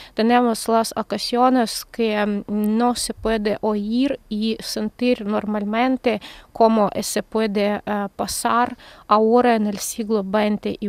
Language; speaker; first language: Spanish; non-native, learner; Ukrainian